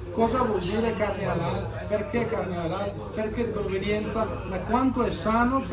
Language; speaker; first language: Italian; non-native, fluent; Urdu